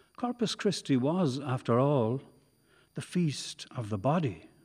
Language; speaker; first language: English; native; English